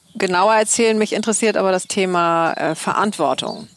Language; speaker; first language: German; native; German